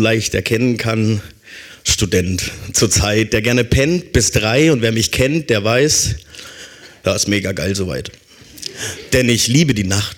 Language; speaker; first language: German; native; German